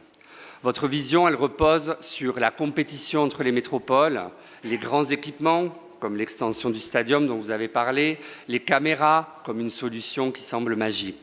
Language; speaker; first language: French; native; French